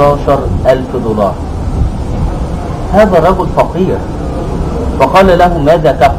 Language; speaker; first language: Arabic; native; Arabic